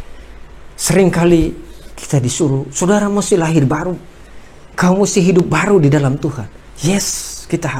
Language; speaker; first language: Indonesian; native; Indonesian